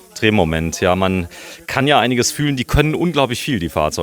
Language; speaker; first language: German; native; German